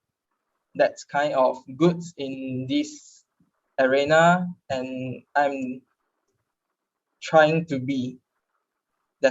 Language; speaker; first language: English; non-native, learner; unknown